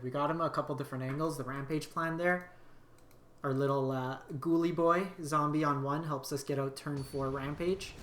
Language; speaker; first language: English; native; English